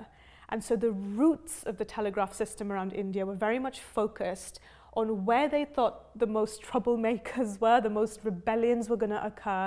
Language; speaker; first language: English; non-native, local second language; Hindi